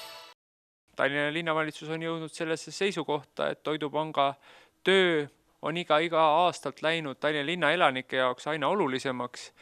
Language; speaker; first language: Estonian; native; Estonian